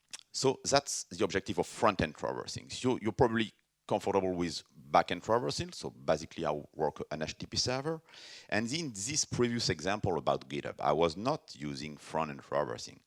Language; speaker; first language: English; non-native, fluent; French